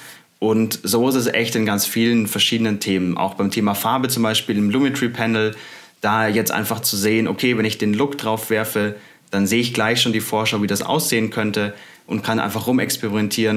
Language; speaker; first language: German; native; German